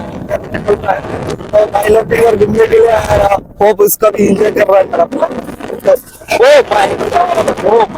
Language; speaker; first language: Hindi; non-native, learner; Bangla